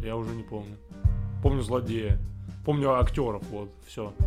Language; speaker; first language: Russian; native; Russian